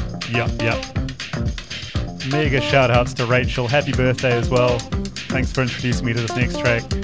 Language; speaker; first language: English; native; English